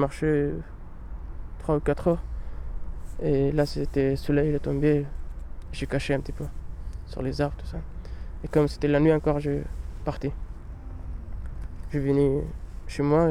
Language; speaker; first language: French; non-native, learner; Pashto